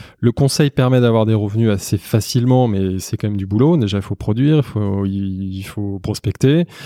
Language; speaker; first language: French; native; French